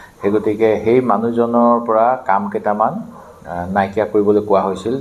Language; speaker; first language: Assamese; native; Assamese